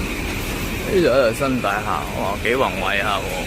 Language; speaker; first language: Cantonese; native; Cantonese